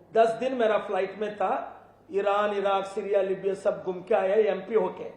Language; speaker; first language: Hindi; non-native, local second language; Telugu